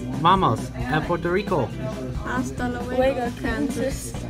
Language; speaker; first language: Spanish; non-native, learner; English